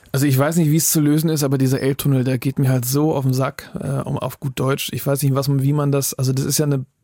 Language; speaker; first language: German; native; German